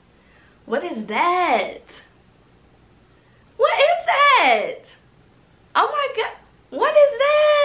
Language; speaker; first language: English; native; English